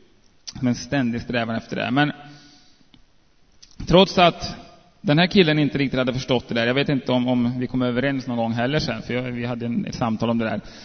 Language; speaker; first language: Swedish; native; Swedish